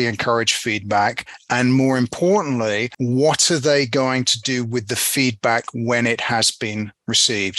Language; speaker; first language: English; native; English